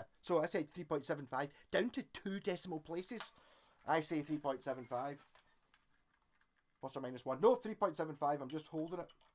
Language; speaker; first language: English; native; English